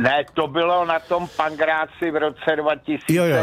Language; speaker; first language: Czech; native; Czech